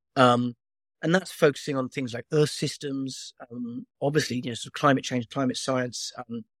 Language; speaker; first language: English; native; English